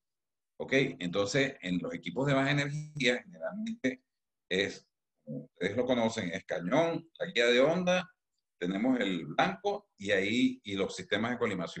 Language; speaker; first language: Spanish; native; Spanish